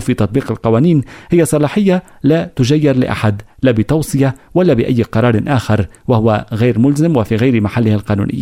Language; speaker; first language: Arabic; native; Arabic